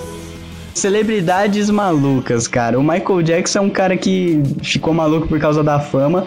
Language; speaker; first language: Portuguese; native; Portuguese